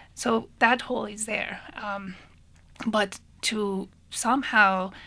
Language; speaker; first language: English; non-native, fluent; Persian